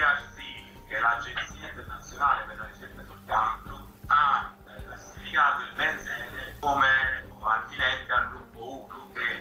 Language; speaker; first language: Italian; native; Italian